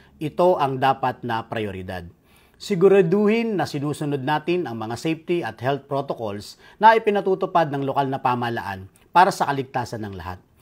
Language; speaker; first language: Filipino; native; Filipino